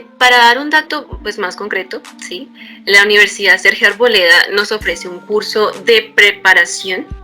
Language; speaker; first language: Spanish; native; Spanish